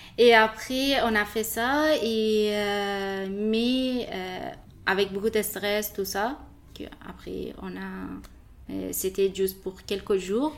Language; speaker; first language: French; non-native, learner; Persian